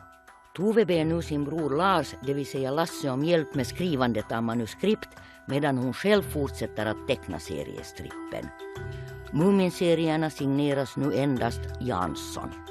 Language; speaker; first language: Swedish; native; Swedish